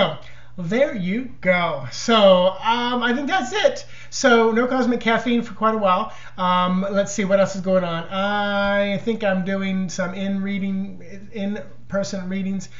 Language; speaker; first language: English; native; English